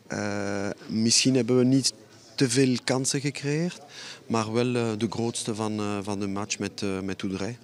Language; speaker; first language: Dutch; non-native, fluent; French